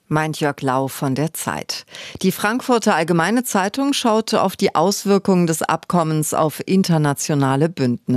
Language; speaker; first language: German; native; German